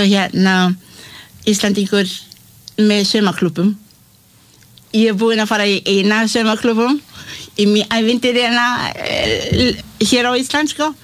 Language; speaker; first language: Icelandic; non-native, learner; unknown